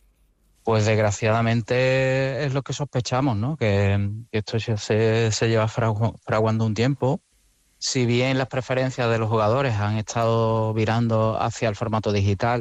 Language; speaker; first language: Spanish; native; Spanish